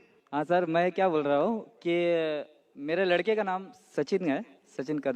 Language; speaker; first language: Hindi; non-native, local second language; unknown